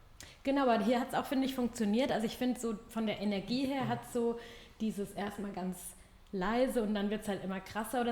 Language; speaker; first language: German; native; German